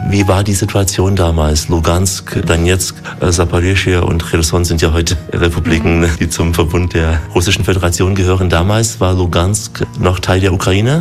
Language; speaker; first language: German; native; German